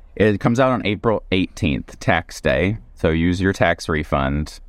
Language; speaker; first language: English; native; English